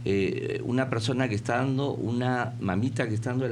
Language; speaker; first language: Spanish; native; Spanish